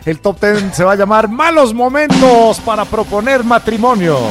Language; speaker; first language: Spanish; native; Spanish